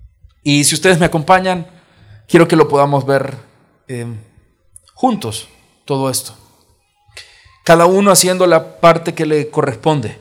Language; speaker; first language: Spanish; native; Spanish